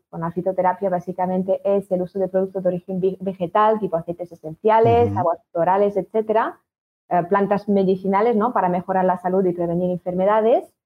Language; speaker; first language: Spanish; non-native, fluent; French